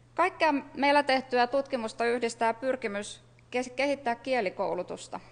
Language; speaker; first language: Finnish; native; Finnish